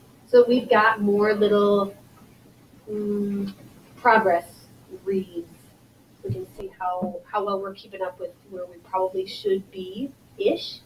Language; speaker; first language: English; native; English